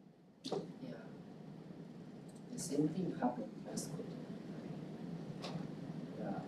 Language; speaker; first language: English; non-native, local second language; Japanese